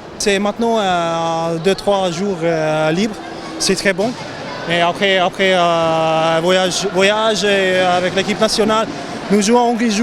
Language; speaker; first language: French; non-native, learner; Hungarian